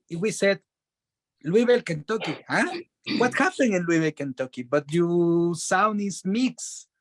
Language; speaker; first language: English; non-native, learner; Spanish